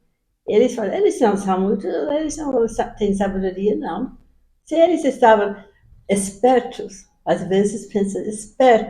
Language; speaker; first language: Portuguese; non-native, fluent; English